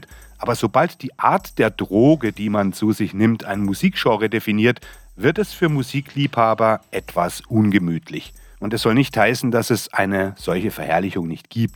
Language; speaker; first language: German; native; German